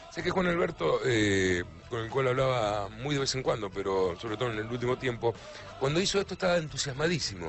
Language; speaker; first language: Spanish; native; Spanish